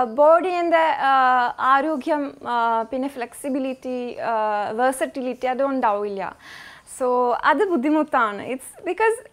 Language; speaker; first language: Malayalam; non-native, fluent; French